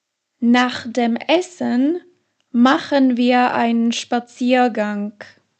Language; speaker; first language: German; non-native, fluent; Slovak